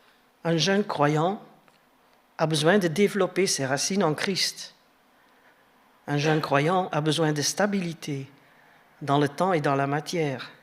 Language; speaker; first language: French; native; French